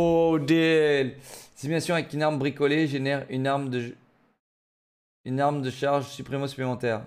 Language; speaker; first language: French; native; French